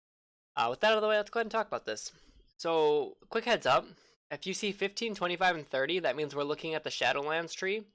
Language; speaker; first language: English; native; English